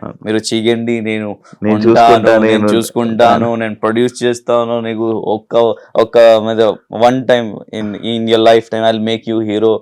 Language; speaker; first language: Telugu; non-native, local second language; Urdu